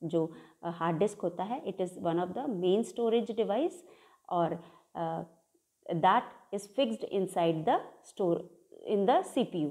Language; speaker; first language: Hindi; native; Hindi